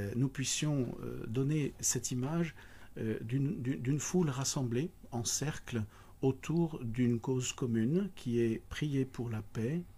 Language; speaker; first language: French; native; French